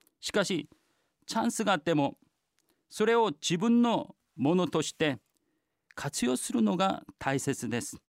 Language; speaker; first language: Japanese; non-native, fluent; Korean